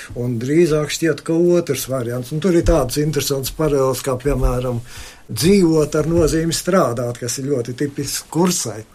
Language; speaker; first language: Latvian; native; Latvian